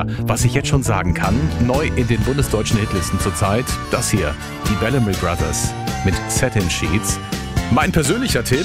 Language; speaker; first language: German; native; German